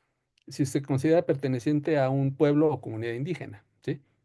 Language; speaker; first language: Spanish; native; Spanish